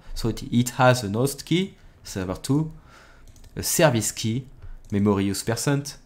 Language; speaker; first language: English; non-native, fluent; French